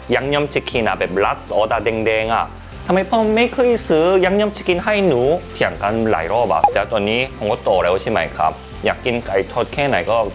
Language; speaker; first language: Thai; non-native, fluent; Korean